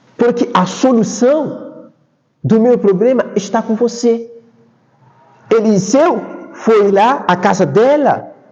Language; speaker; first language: Portuguese; non-native, fluent; Haitian Creole